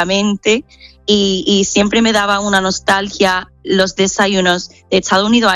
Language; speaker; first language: Spanish; non-native, fluent; English